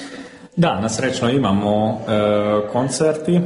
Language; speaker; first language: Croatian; non-native, local second language; Hungarian